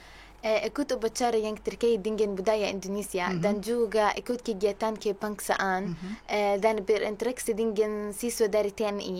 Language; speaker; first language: Indonesian; non-native, learner; Arabic